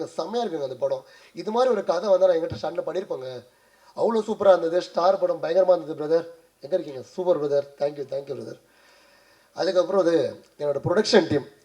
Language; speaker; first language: Tamil; native; Tamil